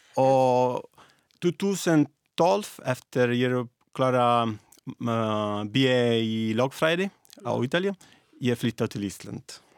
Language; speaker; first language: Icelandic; non-native, learner; Italian